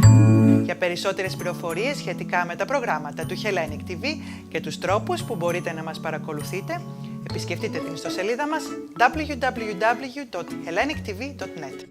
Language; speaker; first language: Greek; native; Greek